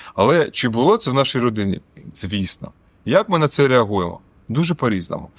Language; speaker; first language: Ukrainian; non-native, local second language; Russian